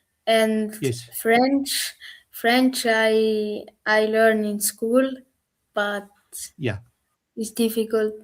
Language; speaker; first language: English; non-native, learner; German